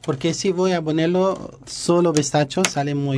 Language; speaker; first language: Spanish; non-native, learner; Arabic